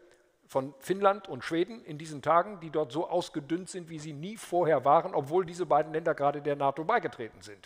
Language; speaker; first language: German; native; German